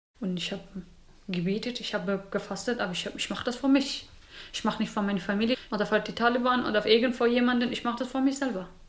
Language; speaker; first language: German; non-native, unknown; Persian